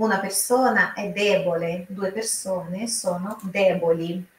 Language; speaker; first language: Italian; non-native, fluent; Portuguese